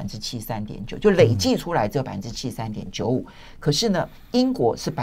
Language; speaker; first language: Chinese; native; Chinese